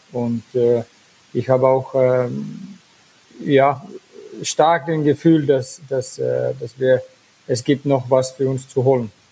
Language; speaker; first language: German; non-native, fluent; Finnish